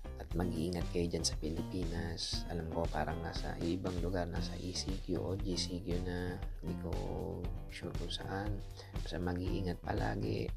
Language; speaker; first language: Filipino; native; Filipino